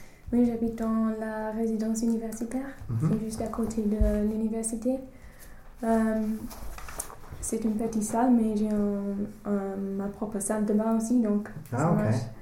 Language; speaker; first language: French; non-native, fluent; English